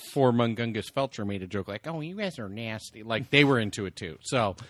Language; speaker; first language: English; native; English